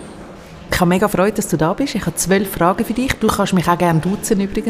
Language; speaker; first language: German; native; German